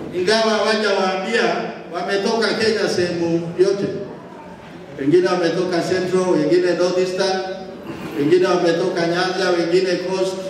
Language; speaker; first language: Swahili; non-native, local second language; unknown